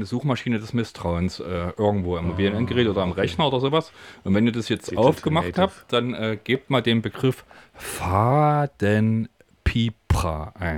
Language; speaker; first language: German; native; German